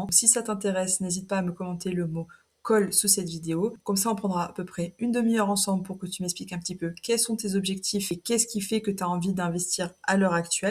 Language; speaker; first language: French; native; French